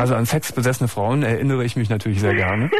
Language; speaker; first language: German; native; German